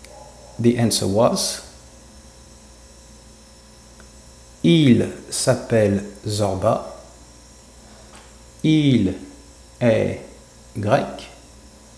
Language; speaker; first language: French; non-native, fluent; English